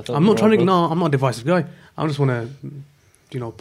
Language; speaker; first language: English; native; English